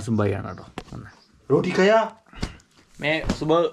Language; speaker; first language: Hindi; non-native, local second language; Malayalam